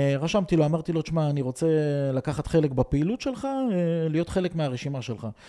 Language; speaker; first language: Hebrew; non-native, fluent; Russian